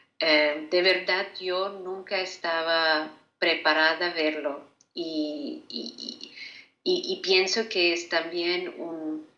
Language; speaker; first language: Spanish; non-native, fluent; Ukrainian